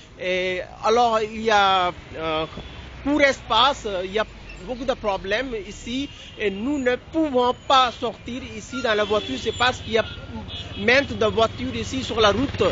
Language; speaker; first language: French; non-native, learner; Hindi